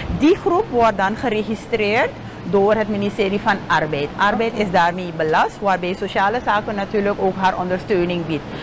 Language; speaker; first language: Dutch; native; Dutch